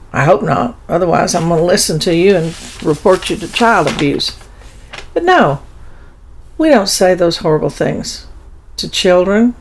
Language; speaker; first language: English; early bilingual, other home language; German